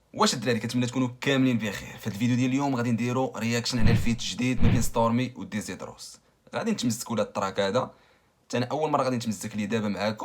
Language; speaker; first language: Arabic; native; Arabic